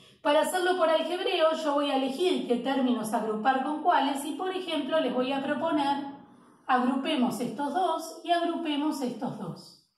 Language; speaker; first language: Spanish; native; Spanish